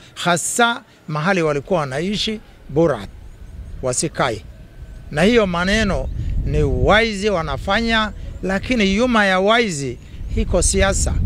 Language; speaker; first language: Swahili; non-native, local second language; Somali